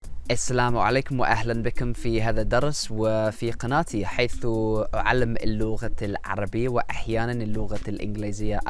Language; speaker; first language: Arabic; non-native, fluent; English